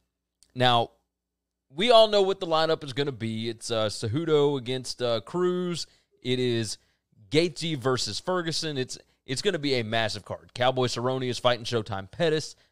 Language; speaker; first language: English; native; English